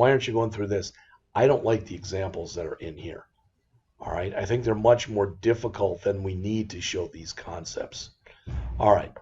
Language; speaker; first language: English; native; English